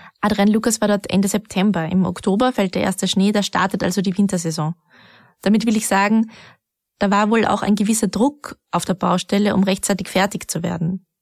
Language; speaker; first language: German; native; German